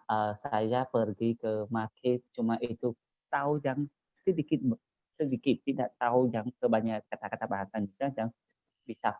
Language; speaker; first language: Indonesian; non-native, learner; Khmer